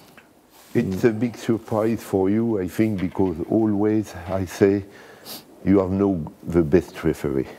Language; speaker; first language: English; non-native, learner; French